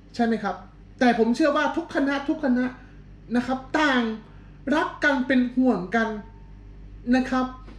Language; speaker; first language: Thai; native; Thai